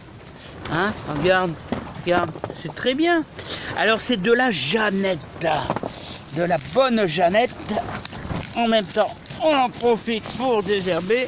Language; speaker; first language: French; native; French